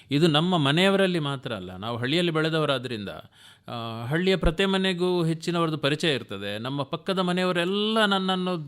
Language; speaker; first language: Kannada; non-native, local second language; Tulu